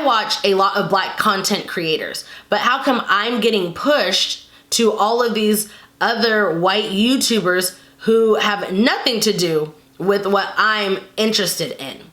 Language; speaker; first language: English; native; English